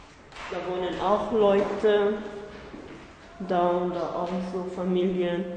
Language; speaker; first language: German; early bilingual, other home language; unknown